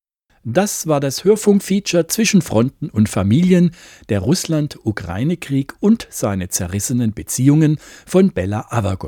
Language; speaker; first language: German; native; German